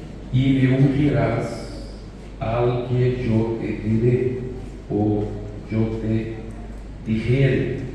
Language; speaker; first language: Spanish; non-native, fluent; Portuguese